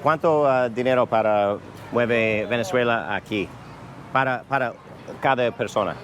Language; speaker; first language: Spanish; non-native, learner; English